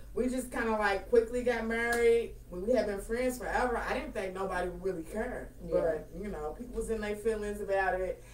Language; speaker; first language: English; native; English